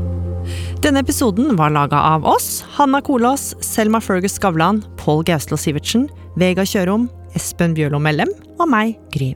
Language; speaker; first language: Norwegian; native; Norwegian